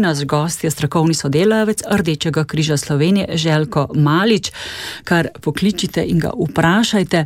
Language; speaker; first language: Slovenian; native; Slovenian